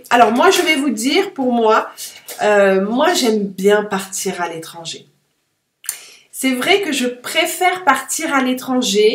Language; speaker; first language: French; native; French